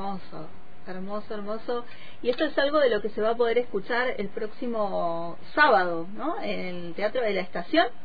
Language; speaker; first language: Spanish; native; Spanish